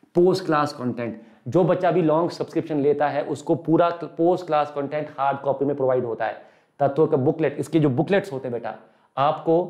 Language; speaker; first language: Hindi; native; Hindi